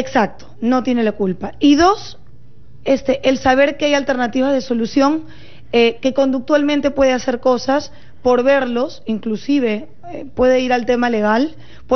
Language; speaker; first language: Spanish; native; Spanish